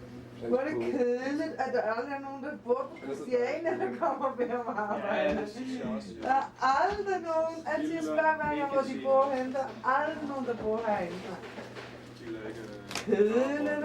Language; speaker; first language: Danish; native; Danish